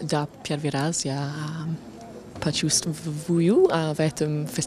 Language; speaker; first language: Russian; non-native, fluent; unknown